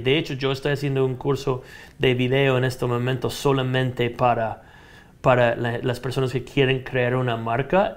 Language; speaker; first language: Spanish; non-native, fluent; English